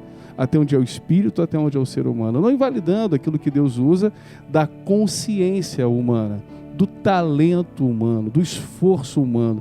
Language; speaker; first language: Portuguese; native; Portuguese